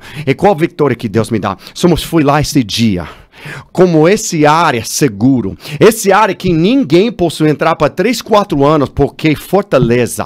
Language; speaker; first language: Portuguese; non-native, learner; English